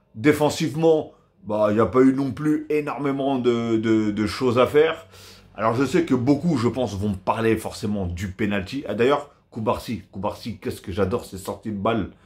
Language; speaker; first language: French; native; French